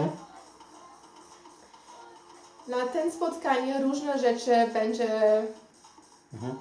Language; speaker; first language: Polish; non-native, learner; Xhosa